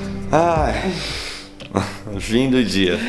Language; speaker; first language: Portuguese; native; Portuguese